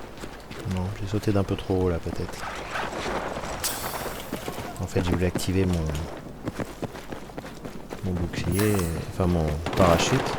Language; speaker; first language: French; native; French